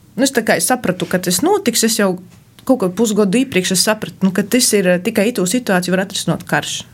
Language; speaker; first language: Latvian; non-native, fluent; Ukrainian